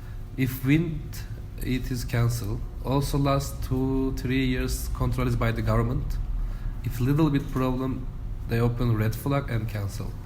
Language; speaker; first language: English; non-native, learner; Turkish